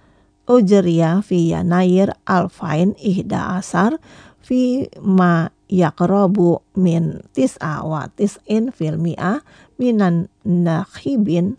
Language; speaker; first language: Arabic; non-native, fluent; Indonesian